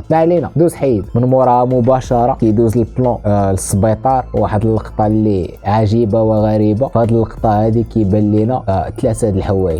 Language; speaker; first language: Arabic; native; Arabic